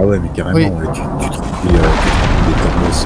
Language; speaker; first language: French; native; French